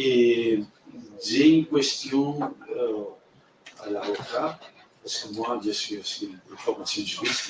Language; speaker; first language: French; non-native, fluent; Spanish